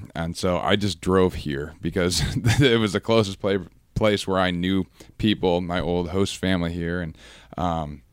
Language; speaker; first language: English; native; English